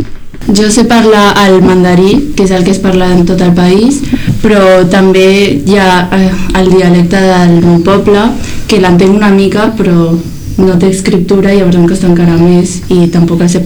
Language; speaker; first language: Catalan; early bilingual, other home language; Chinese